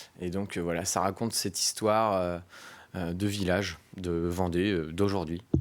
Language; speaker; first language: French; native; French